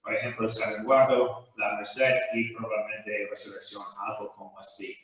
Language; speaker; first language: Spanish; non-native, fluent; English